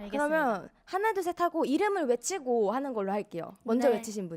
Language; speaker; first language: Korean; native; Korean